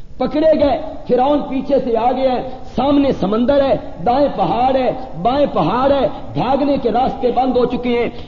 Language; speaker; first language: Urdu; non-native, local second language; Punjabi